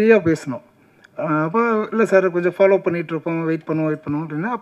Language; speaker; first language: Tamil; native; Tamil